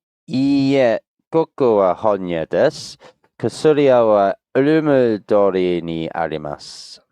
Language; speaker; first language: Japanese; non-native, learner; English